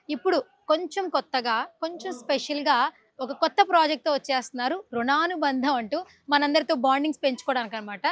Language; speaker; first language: Telugu; native; Telugu